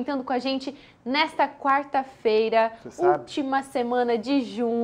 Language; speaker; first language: Portuguese; native; Portuguese